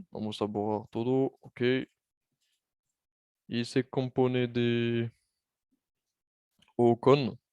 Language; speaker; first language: Spanish; non-native, fluent; French